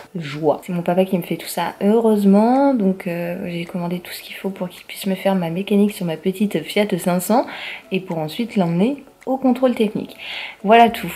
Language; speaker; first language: French; native; French